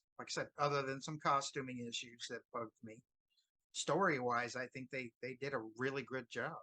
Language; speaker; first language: English; native; English